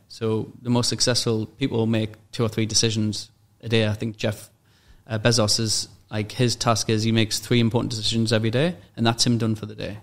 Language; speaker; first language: English; native; English